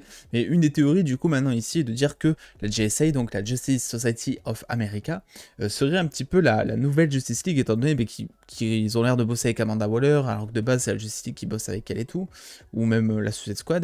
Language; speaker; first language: French; native; French